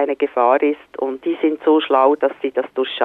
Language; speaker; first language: German; native; German